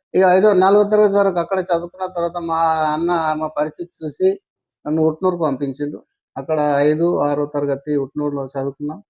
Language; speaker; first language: Telugu; non-native, local second language; Gondi